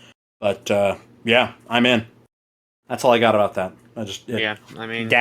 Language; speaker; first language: English; native; English